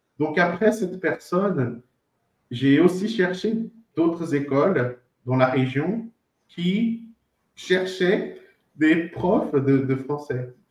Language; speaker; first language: French; non-native, fluent; Portuguese